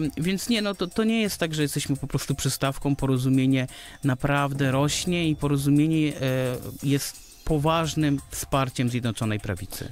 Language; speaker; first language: Polish; early bilingual, other home language; Armenian